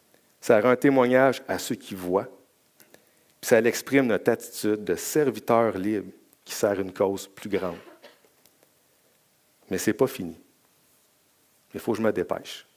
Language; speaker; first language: French; native; French